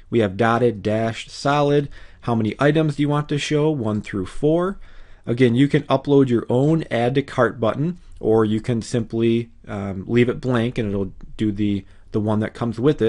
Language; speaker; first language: English; native; English